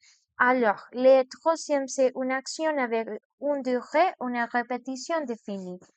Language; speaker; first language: French; non-native, learner; Spanish